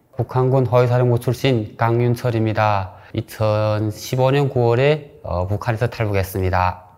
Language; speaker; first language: Korean; native; Korean